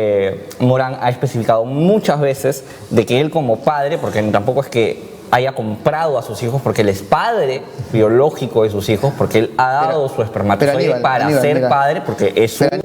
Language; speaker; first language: Spanish; native; Spanish